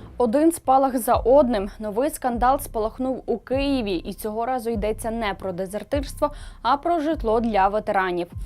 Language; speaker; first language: Ukrainian; native; Ukrainian